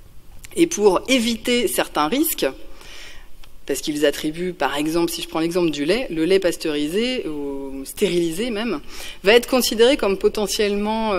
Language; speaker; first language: French; native; French